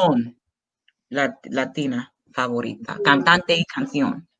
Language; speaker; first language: Spanish; non-native, learner; English